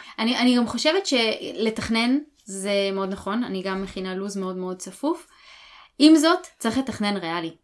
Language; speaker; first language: Hebrew; native; Hebrew